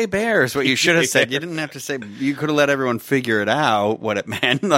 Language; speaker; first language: English; native; English